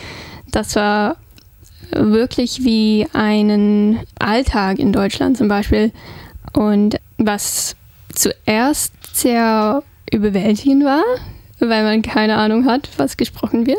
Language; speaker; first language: German; non-native, fluent; English